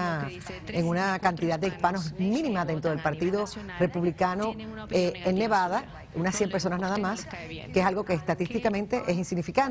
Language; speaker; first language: Spanish; native; Spanish